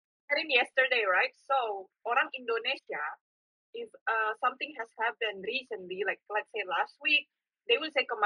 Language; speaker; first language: English; non-native, fluent; Indonesian